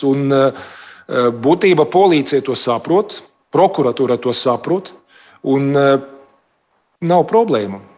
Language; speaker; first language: Latvian; non-native, local second language; Russian